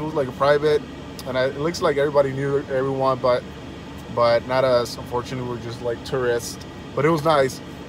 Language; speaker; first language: English; early bilingual, other home language; Spanish